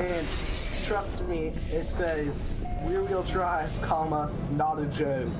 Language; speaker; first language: English; native; English